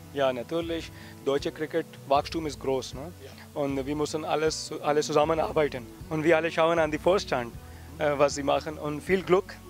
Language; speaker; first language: German; non-native, learner; Urdu